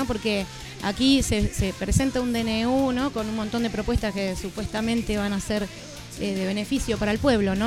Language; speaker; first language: Spanish; native; Spanish